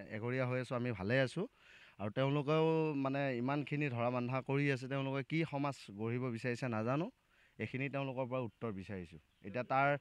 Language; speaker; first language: Assamese; native; Assamese